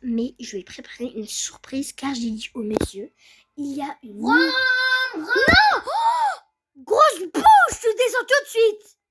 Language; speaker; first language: French; native; French